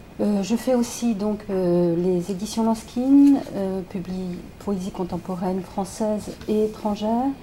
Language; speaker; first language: French; native; French